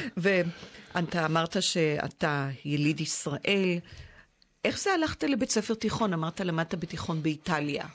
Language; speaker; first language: Hebrew; native; Hebrew